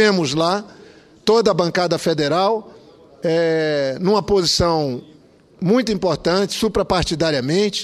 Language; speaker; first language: Portuguese; native; Portuguese